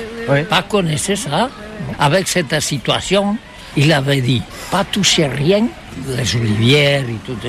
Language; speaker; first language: French; non-native, learner; Catalan